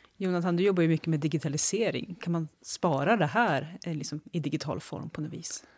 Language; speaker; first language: Swedish; native; Swedish